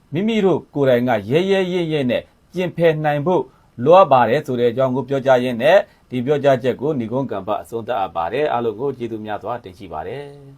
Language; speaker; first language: Burmese; native; Burmese